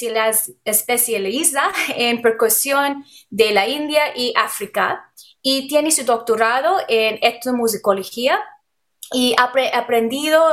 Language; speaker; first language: Spanish; non-native, learner; English